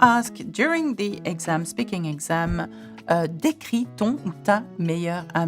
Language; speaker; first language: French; non-native, fluent; English